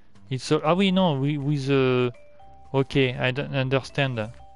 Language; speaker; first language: English; non-native, learner; French